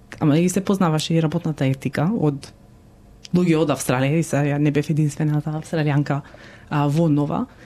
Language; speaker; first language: Macedonian; early bilingual, heritage; Macedonian